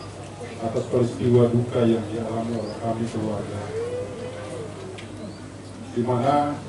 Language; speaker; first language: Indonesian; native; Indonesian